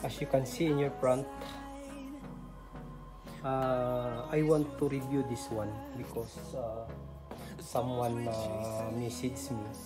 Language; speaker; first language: English; non-native, local second language; Filipino